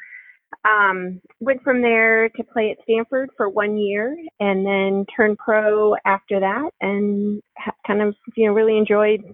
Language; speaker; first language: English; native; English